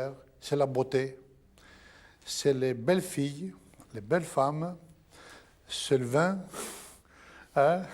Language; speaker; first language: French; non-native, fluent; Greek